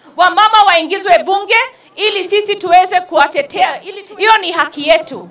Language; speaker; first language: Swahili; native; Swahili